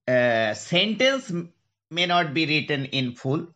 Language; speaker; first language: English; non-native, local second language; Bangla